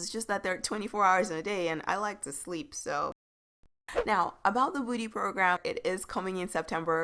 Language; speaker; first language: English; native; English